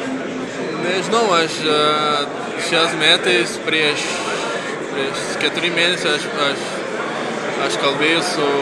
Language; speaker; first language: Lithuanian; non-native, learner; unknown